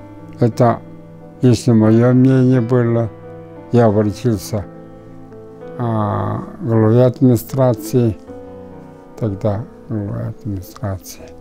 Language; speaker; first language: Russian; non-native, local second language; Buriat